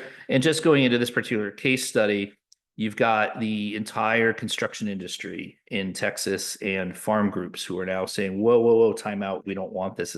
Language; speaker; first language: English; native; English